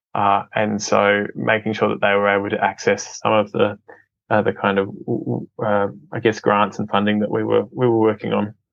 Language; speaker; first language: English; native; English